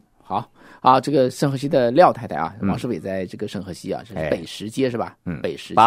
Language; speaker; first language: Chinese; native; Chinese